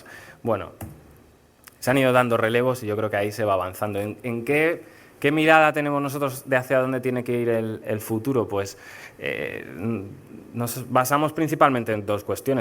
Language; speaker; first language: Spanish; native; Spanish